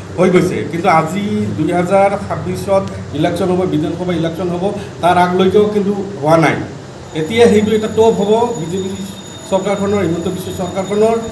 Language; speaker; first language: Assamese; non-native, local second language; Rangpuri